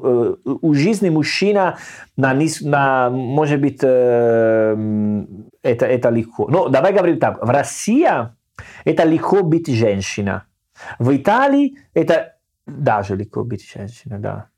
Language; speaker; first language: Russian; non-native, learner; Italian